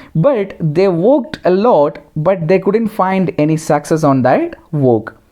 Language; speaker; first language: English; non-native, local second language; Malayalam